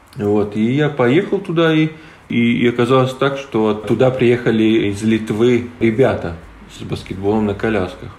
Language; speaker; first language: Russian; non-native, local second language; Polish